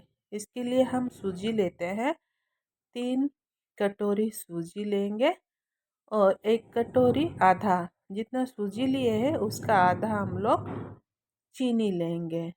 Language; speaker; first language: Hindi; non-native, local second language; Odia